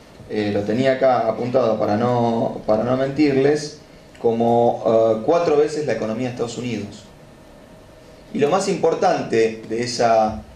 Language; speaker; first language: Spanish; native; Spanish